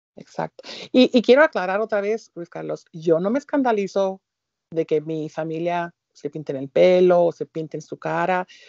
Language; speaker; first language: Spanish; early bilingual, heritage; Spanish